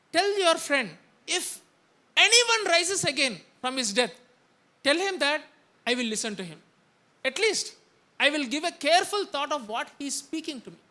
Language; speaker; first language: English; non-native, local second language; Telugu